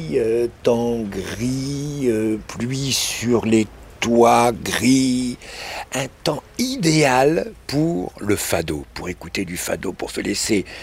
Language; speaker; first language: French; native; French